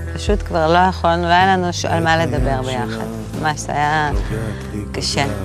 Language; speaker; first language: Hebrew; native; Hebrew